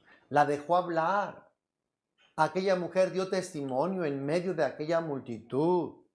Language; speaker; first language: Spanish; native; Spanish